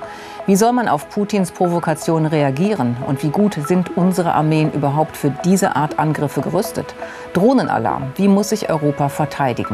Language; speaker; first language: German; native; German